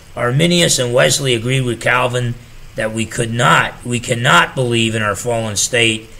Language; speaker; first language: English; native; English